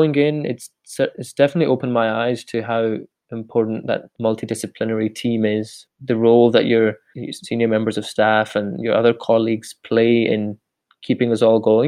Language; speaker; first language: English; native; English